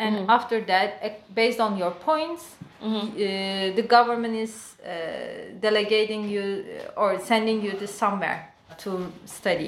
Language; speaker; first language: English; non-native, fluent; Turkish